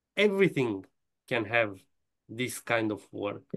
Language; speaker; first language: English; non-native, fluent; Romanian